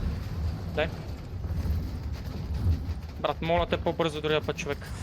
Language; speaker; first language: Bulgarian; native; Bulgarian